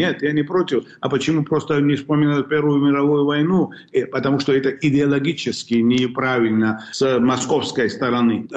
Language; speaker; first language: Russian; non-native, local second language; Georgian